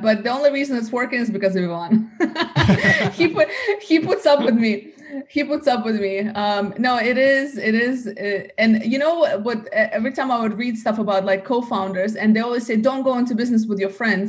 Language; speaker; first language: English; native; English